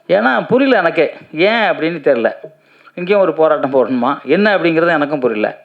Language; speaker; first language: Tamil; native; Tamil